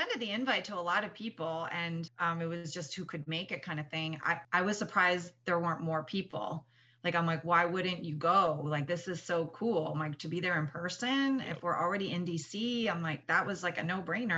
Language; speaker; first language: English; native; English